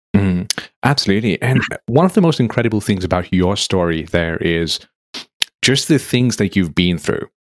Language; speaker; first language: English; non-native, local second language; Nepali